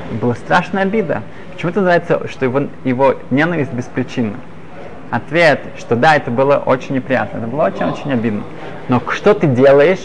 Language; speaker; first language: Russian; early bilingual, other home language; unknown